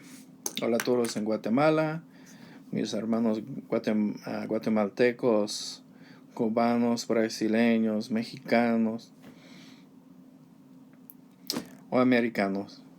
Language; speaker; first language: Spanish; non-native, learner; English